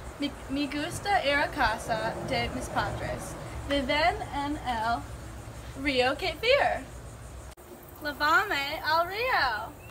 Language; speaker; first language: Spanish; non-native, learner; English